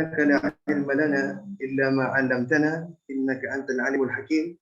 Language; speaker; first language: Arabic; non-native, fluent; Indonesian